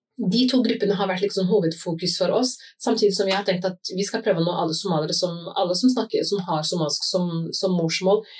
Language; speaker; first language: Norwegian; early bilingual, other home language; Somali